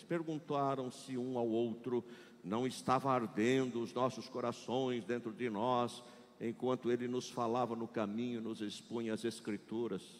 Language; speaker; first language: Portuguese; native; Portuguese